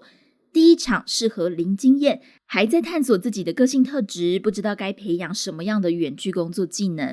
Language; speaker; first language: Chinese; native; Chinese